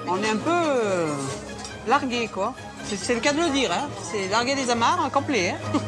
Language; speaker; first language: French; native; French